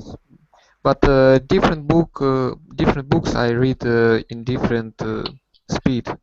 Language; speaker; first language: English; non-native, learner; Russian